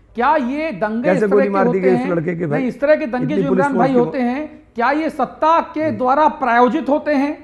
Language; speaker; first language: Hindi; native; Hindi